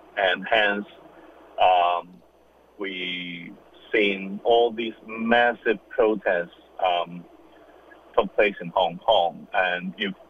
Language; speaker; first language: English; non-native, local second language; Cantonese